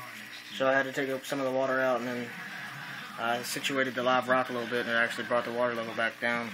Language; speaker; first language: English; native; English